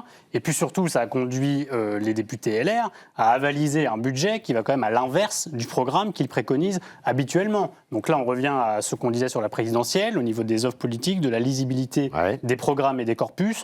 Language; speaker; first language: French; native; French